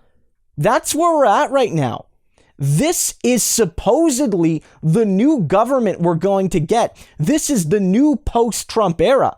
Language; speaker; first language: English; native; English